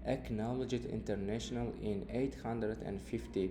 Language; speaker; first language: English; non-native, fluent; Uzbek